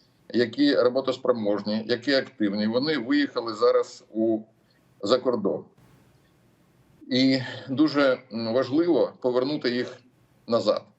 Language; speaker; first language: Ukrainian; non-native, local second language; Russian